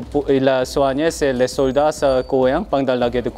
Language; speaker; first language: French; non-native, learner; Korean